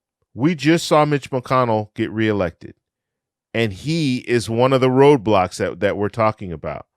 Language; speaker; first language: English; native; English